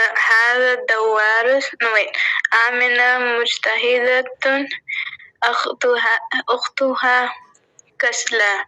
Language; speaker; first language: Arabic; non-native, learner; Urdu